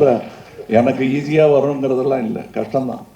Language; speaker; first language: Tamil; native; Tamil